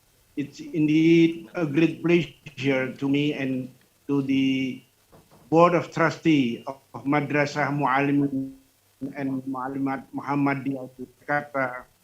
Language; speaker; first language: English; non-native, fluent; Indonesian